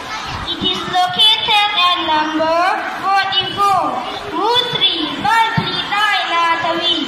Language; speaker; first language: English; non-native, learner; Thai